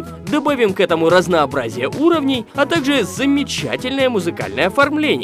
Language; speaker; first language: Russian; native; Russian